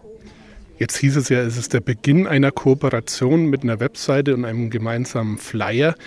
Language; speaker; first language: German; native; German